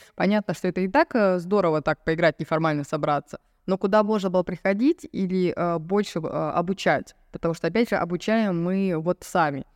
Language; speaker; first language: Russian; native; Russian